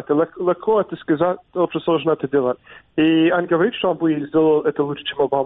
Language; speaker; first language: Russian; non-native, fluent; English